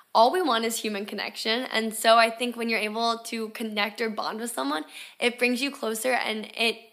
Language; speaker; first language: English; native; English